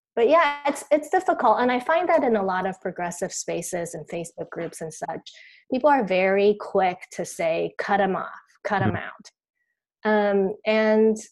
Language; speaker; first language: English; early bilingual, other home language; Chinese